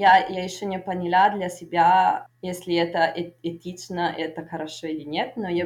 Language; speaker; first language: Russian; non-native, fluent; Italian